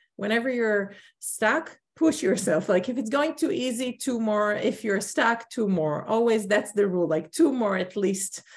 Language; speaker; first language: English; non-native, fluent; Hebrew